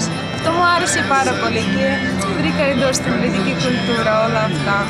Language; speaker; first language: Greek; non-native, fluent; Ukrainian